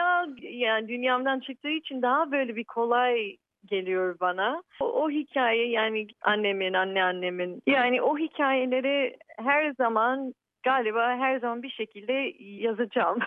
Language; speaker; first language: Turkish; early bilingual, heritage; Turkish